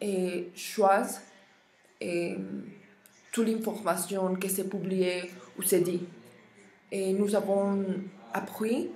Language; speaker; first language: French; non-native, learner; Spanish